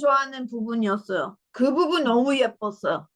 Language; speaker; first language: Korean; non-native, learner; English